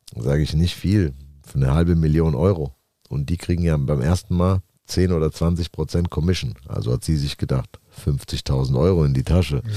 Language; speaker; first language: German; native; German